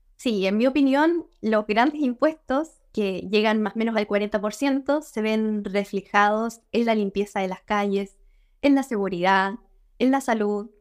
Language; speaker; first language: Spanish; native; Spanish